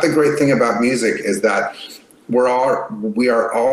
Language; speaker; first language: English; native; English